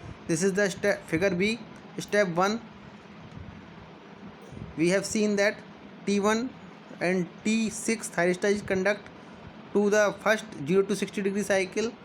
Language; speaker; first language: English; non-native, local second language; Hindi